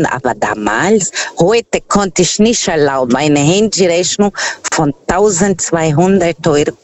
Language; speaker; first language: German; non-native, fluent; Portuguese